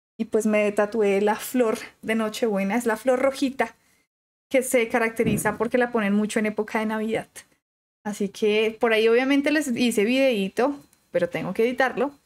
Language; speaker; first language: Spanish; native; Spanish